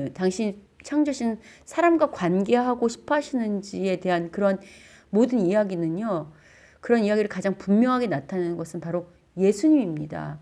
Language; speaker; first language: Korean; native; Korean